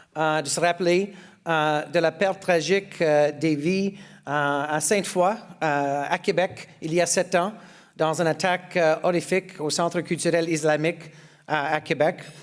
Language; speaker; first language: French; non-native, local second language; English